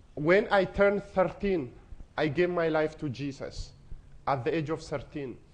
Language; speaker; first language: English; non-native, fluent; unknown